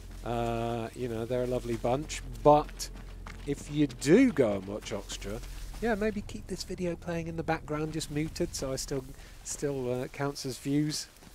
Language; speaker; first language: English; native; English